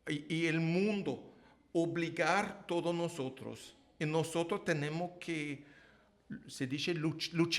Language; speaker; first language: Portuguese; non-native, learner; English